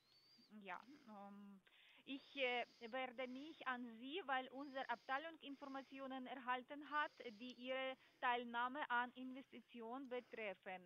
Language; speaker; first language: German; non-native, learner; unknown